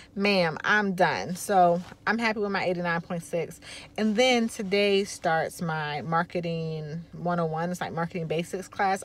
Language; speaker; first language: English; native; English